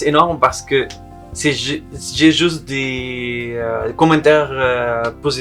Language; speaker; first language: French; non-native, learner; Arabic